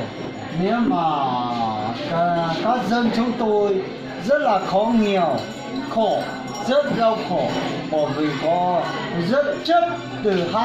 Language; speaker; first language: Vietnamese; non-native, local second language; Hmong